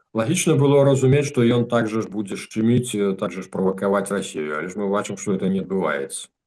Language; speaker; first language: Belarusian; non-native, local second language; Russian